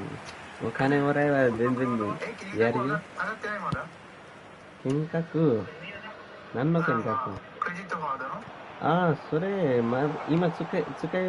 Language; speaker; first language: Japanese; non-native, learner; Nepali